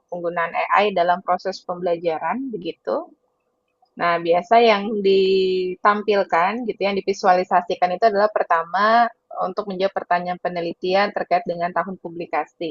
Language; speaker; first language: Indonesian; native; Indonesian